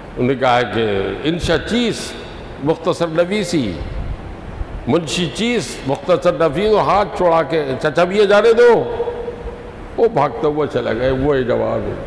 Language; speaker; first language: Urdu; native; Urdu